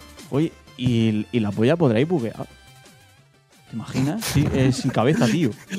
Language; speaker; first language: Spanish; native; Spanish